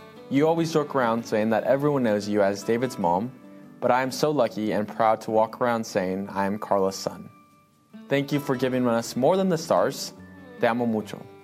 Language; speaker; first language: English; early bilingual, other home language; Spanish